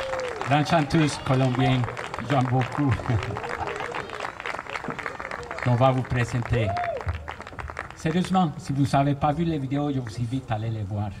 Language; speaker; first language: French; non-native, fluent; Spanish